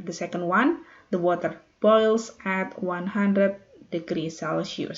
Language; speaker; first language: English; non-native, fluent; Indonesian